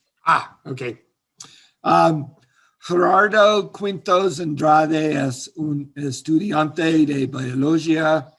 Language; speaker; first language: Spanish; non-native, learner; English